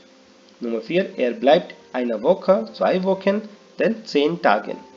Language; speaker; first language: German; non-native, learner; Hindi